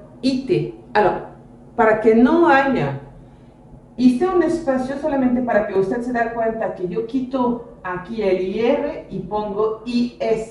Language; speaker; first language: Spanish; non-native, fluent; French